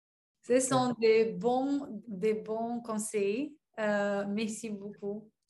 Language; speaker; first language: French; non-native, learner; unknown